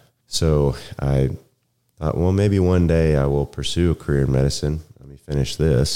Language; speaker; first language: English; native; English